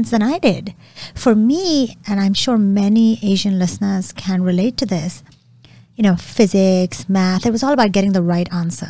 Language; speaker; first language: English; non-native, local second language; Urdu